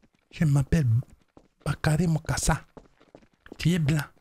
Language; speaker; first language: French; native; French